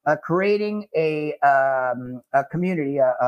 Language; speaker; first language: English; native; English